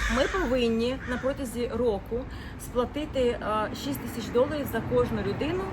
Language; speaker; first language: Ukrainian; non-native, local second language; Russian